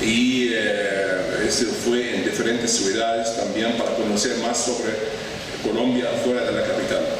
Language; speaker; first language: Spanish; non-native, fluent; Arabic